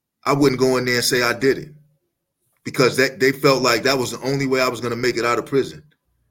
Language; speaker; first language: English; native; English